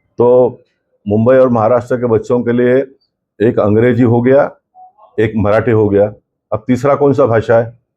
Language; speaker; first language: Hindi; non-native, local second language; Kannada